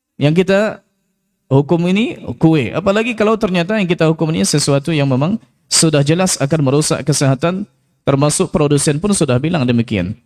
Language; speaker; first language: Malay; non-native, local second language; Minangkabau